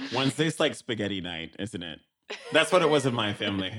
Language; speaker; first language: English; native; English